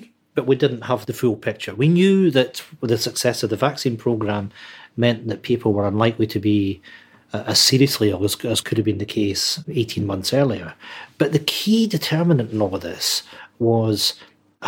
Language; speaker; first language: English; native; English